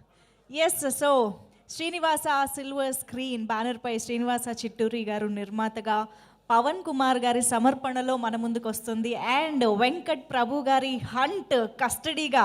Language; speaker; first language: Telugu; native; Telugu